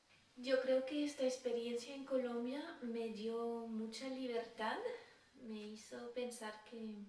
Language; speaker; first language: Spanish; non-native, fluent; French